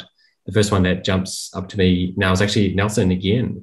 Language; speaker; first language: English; native; English